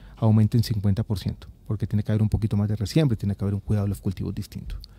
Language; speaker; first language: Spanish; native; Spanish